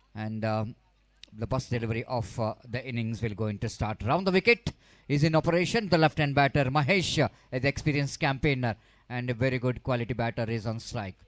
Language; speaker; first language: English; non-native, local second language; Kannada